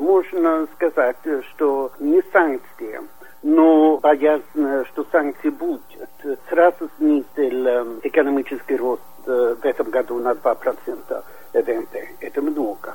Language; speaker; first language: Russian; non-native, fluent; Swedish